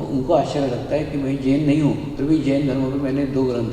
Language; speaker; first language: Hindi; native; Hindi